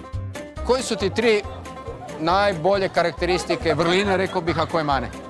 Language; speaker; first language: Croatian; native; Croatian